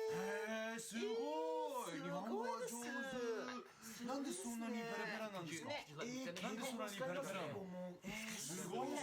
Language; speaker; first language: Japanese; non-native, learner; English